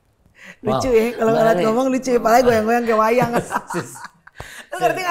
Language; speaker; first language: Indonesian; native; Indonesian